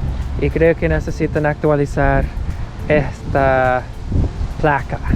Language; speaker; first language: Spanish; non-native, fluent; English